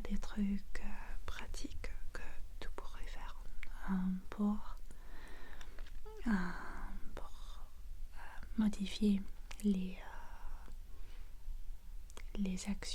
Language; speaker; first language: French; non-native, fluent; English